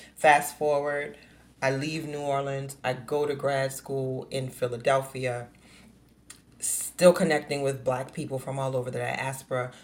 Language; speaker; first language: English; native; English